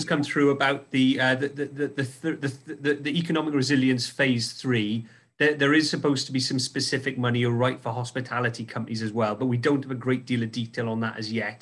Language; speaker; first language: English; native; English